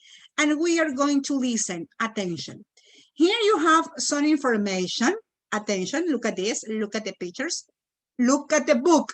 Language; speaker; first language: English; non-native, fluent; Spanish